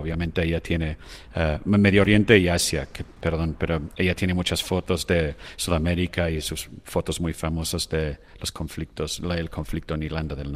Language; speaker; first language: Spanish; non-native, fluent; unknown